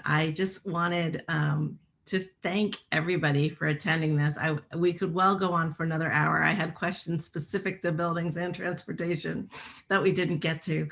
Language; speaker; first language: English; native; English